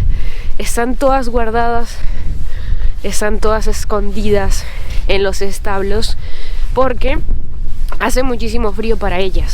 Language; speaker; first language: Spanish; native; Spanish